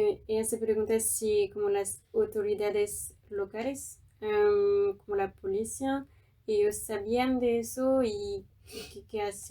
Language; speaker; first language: Spanish; non-native, fluent; French